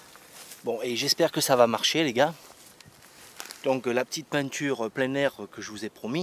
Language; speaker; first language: French; native; French